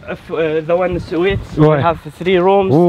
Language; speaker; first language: English; non-native, learner; Arabic